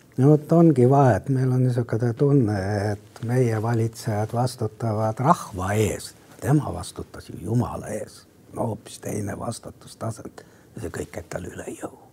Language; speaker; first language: Estonian; non-native, local second language; Russian